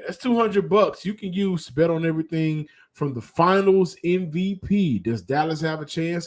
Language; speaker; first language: English; native; English